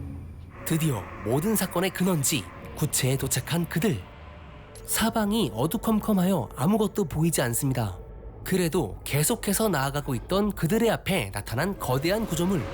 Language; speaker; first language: Korean; native; Korean